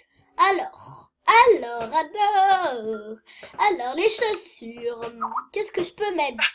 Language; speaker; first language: French; native; French